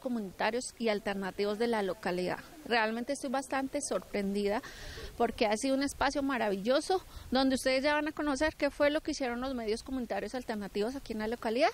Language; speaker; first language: Spanish; native; Spanish